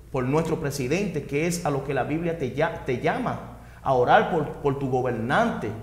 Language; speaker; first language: Spanish; native; Spanish